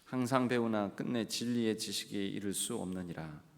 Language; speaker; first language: Korean; native; Korean